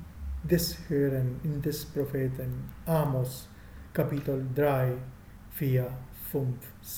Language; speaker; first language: German; non-native, fluent; Italian